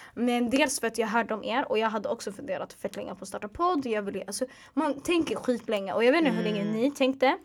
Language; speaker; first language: Swedish; early bilingual, other home language; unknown